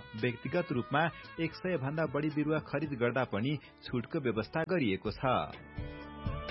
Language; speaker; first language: Nepali; native; Nepali